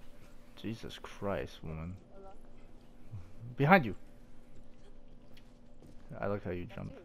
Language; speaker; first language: English; native; English